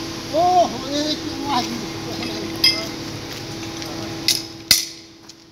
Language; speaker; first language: Arabic; non-native, learner; Hindi